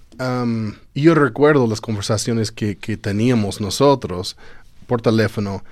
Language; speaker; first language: Spanish; non-native, fluent; English